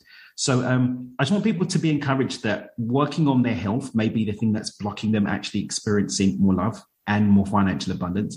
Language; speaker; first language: English; native; English